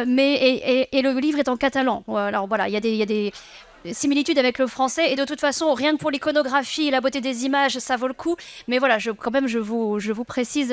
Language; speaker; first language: French; native; French